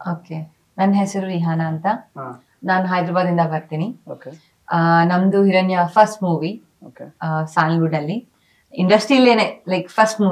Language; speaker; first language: Kannada; non-native, local second language; Telugu